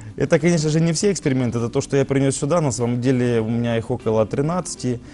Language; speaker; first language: Russian; native; Russian